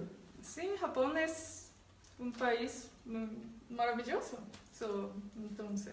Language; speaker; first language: Spanish; non-native, learner; Japanese